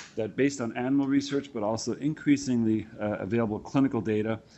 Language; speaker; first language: English; non-native, fluent; German